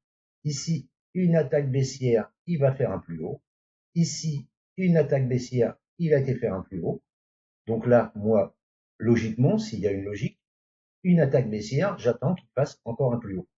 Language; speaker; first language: French; native; French